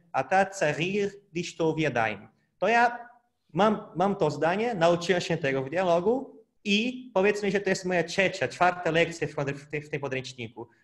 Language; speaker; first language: Polish; non-native, fluent; Portuguese